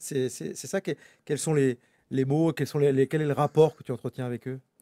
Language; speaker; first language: French; native; French